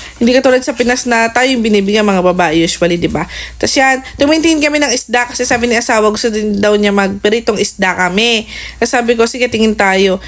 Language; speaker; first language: Filipino; native; Filipino